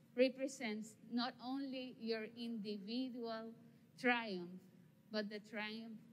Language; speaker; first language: English; non-native, local second language; Spanish